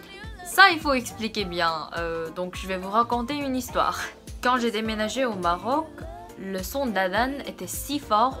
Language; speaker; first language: French; non-native, fluent; Korean